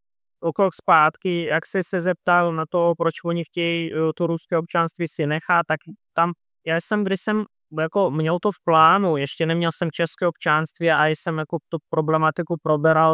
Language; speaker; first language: Czech; non-native, fluent; Russian